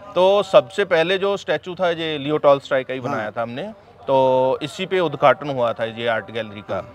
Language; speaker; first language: Hindi; native; Hindi